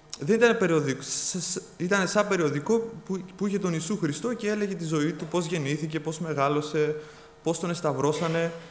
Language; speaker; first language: Greek; early bilingual, other home language; Bulgarian